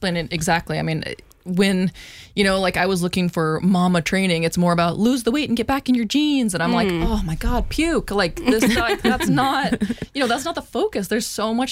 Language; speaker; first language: English; native; English